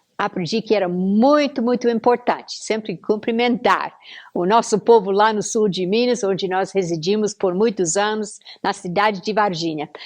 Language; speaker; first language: Portuguese; non-native, fluent; English